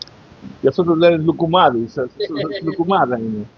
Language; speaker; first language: Greek; early bilingual, heritage; Greek